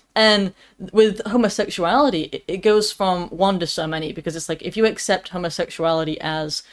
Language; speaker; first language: English; native; English